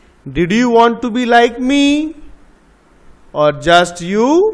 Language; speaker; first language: English; non-native, local second language; Bangla